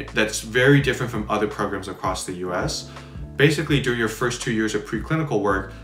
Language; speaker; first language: English; native; English